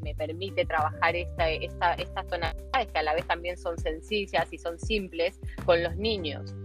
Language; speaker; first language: Spanish; native; Spanish